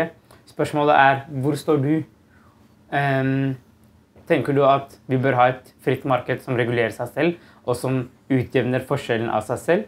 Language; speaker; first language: Norwegian; native; Norwegian